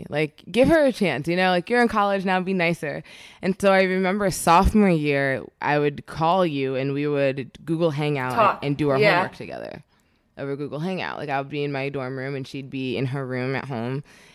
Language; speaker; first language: English; native; English